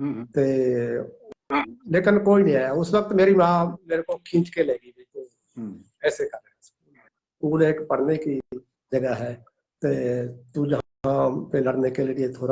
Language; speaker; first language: Hindi; non-native, local second language; Punjabi